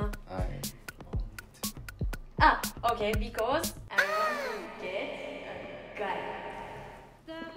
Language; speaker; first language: English; non-native, learner; Japanese